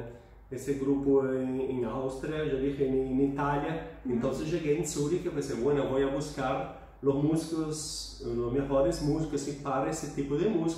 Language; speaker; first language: Spanish; non-native, fluent; Portuguese